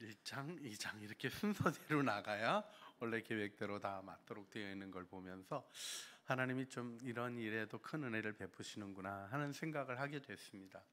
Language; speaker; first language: Korean; native; Korean